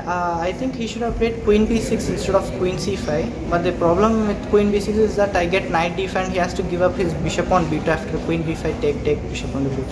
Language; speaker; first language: English; non-native, local second language; Tamil